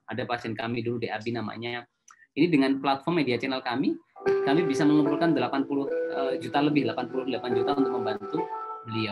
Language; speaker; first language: Indonesian; native; Indonesian